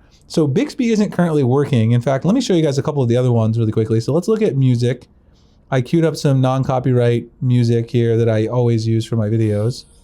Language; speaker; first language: English; native; English